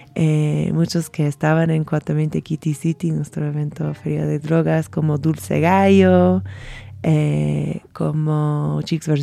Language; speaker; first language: Spanish; early bilingual, heritage; Spanish